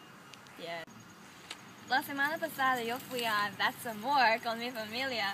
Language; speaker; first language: Spanish; non-native, learner; English